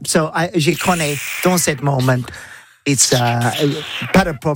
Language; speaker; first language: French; non-native, learner; English